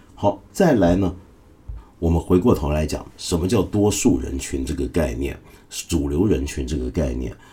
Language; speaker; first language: Chinese; non-native, local second language; Cantonese